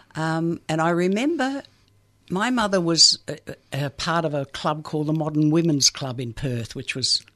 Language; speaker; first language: English; native; English